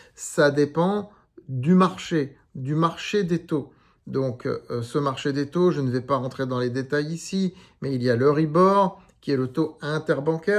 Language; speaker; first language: French; native; French